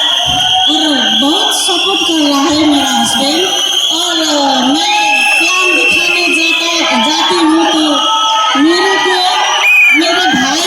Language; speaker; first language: Hindi; non-native, learner; Nepali